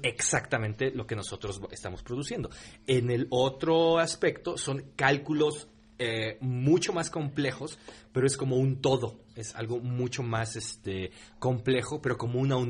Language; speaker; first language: Spanish; native; Spanish